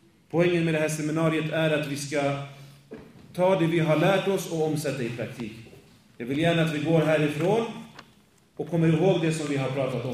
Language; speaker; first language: Swedish; native; Swedish